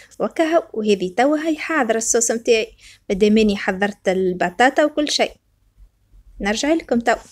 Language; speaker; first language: Arabic; native; Arabic